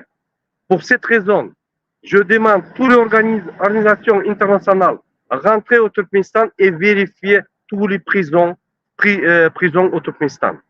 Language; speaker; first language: French; non-native, learner; Turkmen